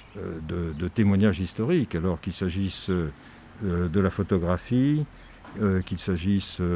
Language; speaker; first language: French; native; French